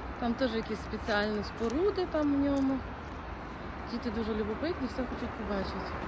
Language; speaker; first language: Ukrainian; non-native, local second language; Russian